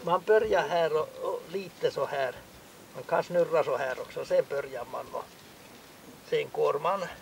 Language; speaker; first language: Swedish; non-native, local second language; Finnish